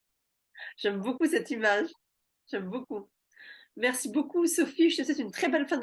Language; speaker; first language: French; native; French